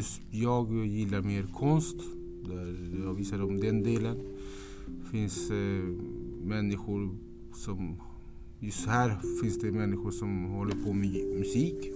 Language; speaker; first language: Swedish; non-native, fluent; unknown